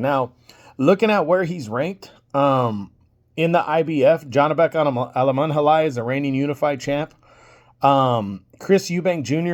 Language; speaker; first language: English; native; English